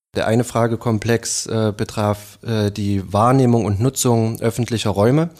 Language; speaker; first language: German; native; German